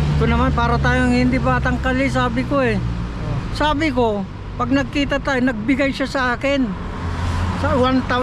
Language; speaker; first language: Filipino; non-native, local second language; Iloko